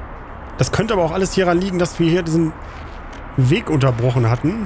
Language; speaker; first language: German; native; German